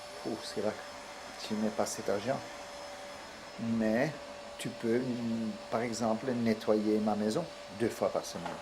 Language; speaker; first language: French; non-native, learner; Dutch